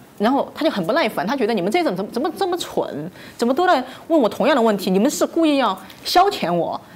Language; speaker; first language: Chinese; native; Chinese